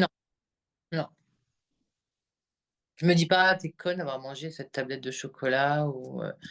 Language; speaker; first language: French; native; French